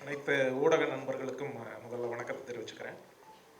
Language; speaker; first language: Tamil; native; Tamil